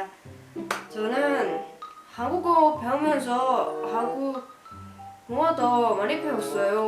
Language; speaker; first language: Korean; non-native, learner; Finnish